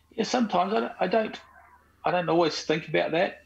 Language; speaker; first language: English; native; English